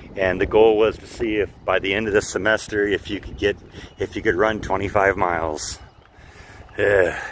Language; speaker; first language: English; native; English